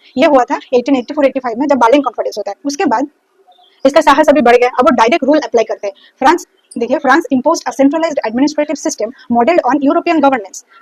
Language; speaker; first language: Hindi; non-native, local second language; Bangla